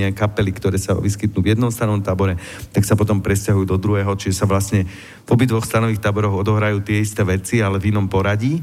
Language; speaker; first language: Slovak; native; Slovak